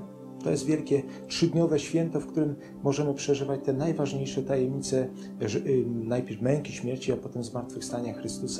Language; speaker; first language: Polish; native; Polish